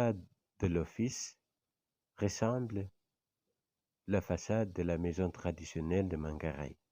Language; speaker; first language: French; non-native, fluent; Indonesian